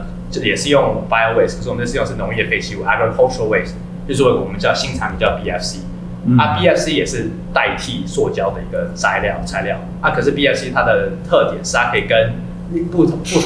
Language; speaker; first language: Chinese; native; Chinese